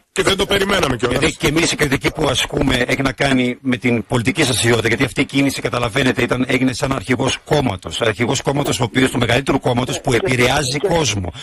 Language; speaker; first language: Greek; native; Greek